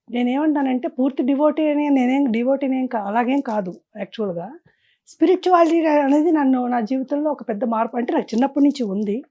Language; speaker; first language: Telugu; native; Telugu